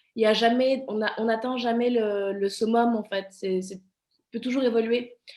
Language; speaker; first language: French; early bilingual, other home language; Vietnamese